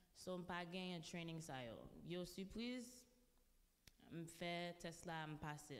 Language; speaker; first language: French; non-native, local second language; Haitian Creole